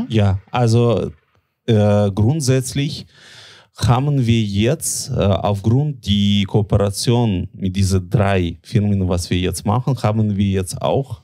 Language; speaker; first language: German; non-native, fluent; Latvian